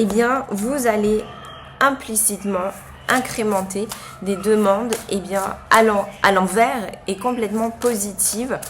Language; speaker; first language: French; native; French